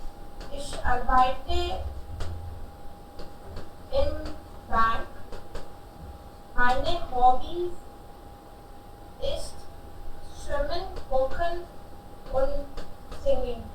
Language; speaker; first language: German; non-native, learner; Hindi